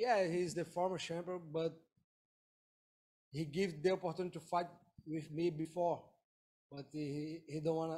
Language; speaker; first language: English; non-native, learner; Portuguese